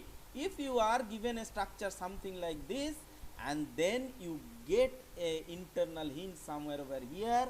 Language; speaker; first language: English; non-native, local second language; Bangla